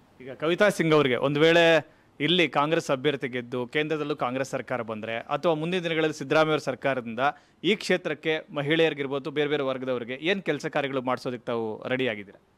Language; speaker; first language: Kannada; native; Kannada